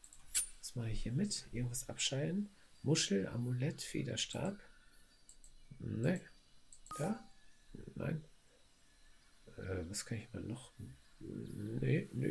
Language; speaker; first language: German; native; German